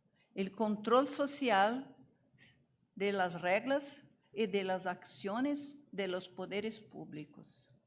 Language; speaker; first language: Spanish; non-native, learner; Portuguese